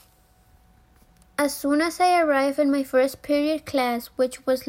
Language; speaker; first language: English; early bilingual, other home language; Spanish